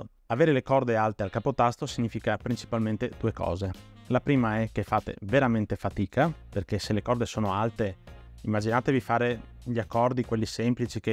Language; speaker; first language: Italian; native; Italian